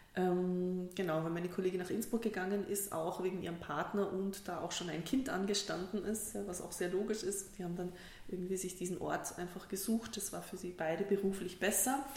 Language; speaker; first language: German; early bilingual, other home language; Russian